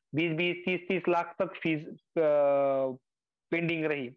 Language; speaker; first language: Hindi; non-native, local second language; Marathi